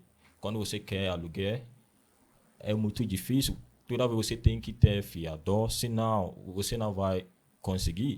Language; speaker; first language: Portuguese; non-native, learner; Akan